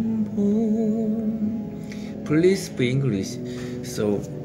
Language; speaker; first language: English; non-native, learner; Korean